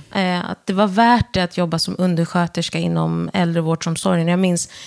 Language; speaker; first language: Swedish; early bilingual, other home language; Wolof